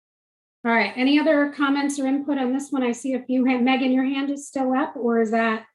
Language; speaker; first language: English; native; English